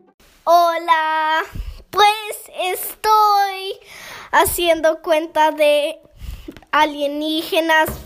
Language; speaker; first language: Spanish; early bilingual, heritage; Spanish